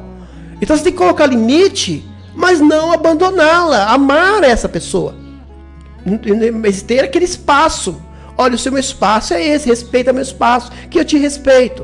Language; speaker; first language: Portuguese; native; Portuguese